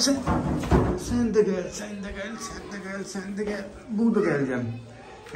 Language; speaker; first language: Turkish; non-native, learner; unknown